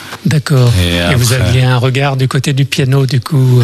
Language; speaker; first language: French; native; French